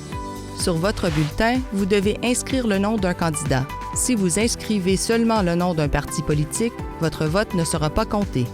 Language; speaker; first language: French; native; French